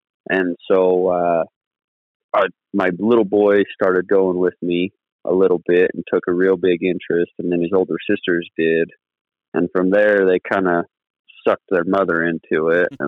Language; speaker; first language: English; native; English